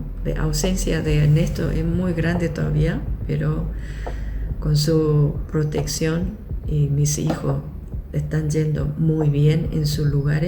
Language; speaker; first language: Spanish; non-native, local second language; Korean